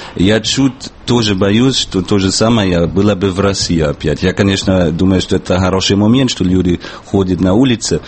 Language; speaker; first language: Russian; non-native, fluent; German